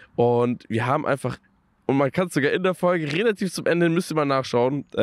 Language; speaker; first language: German; native; German